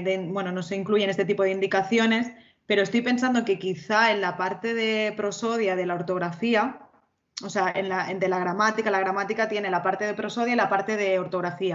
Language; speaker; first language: Spanish; native; Spanish